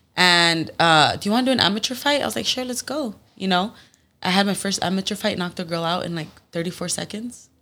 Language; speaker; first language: English; early bilingual, other home language; Spanish